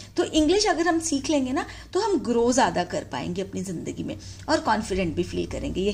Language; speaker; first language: Hindi; native; Hindi